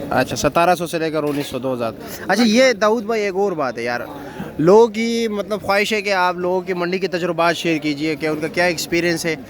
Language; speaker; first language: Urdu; non-native, local second language; Pashto